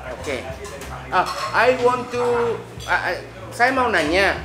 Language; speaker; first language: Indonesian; non-native, fluent; Japanese